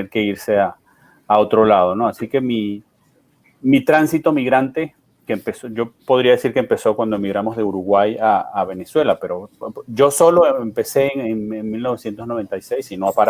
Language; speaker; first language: Spanish; native; Spanish